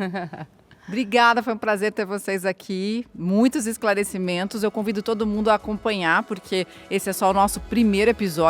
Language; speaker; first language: Portuguese; native; Portuguese